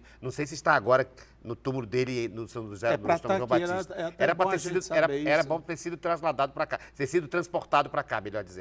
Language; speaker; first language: Portuguese; native; Portuguese